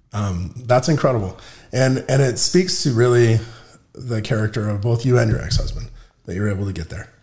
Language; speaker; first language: English; native; English